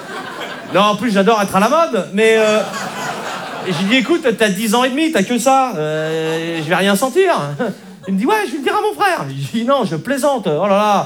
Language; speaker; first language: French; native; French